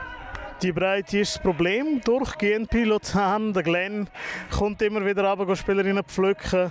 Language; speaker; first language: German; native; German